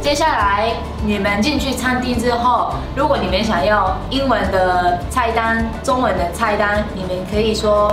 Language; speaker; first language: Chinese; non-native, fluent; Japanese